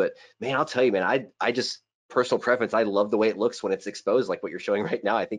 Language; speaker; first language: English; native; English